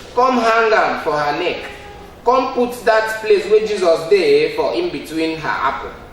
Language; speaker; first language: Nigerian Pidgin; non-native, local second language; Ibibio